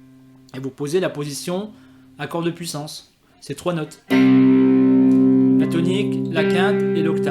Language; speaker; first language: French; native; French